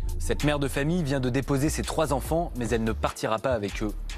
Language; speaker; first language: French; native; French